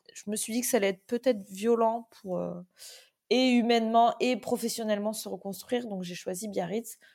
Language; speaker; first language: French; native; French